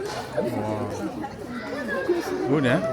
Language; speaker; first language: English; non-native, learner; Vietnamese